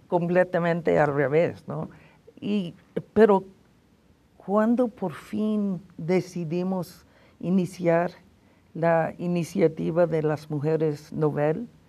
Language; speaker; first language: Spanish; non-native, fluent; English